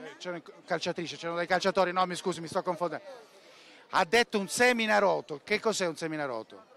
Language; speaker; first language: Italian; native; Italian